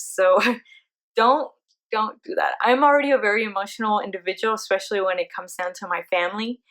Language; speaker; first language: English; early bilingual, other home language; Spanish